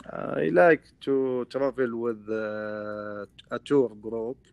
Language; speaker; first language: English; non-native, learner; Arabic